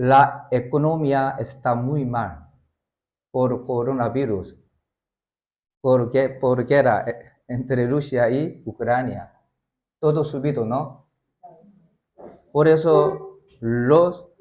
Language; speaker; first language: Spanish; non-native, learner; Korean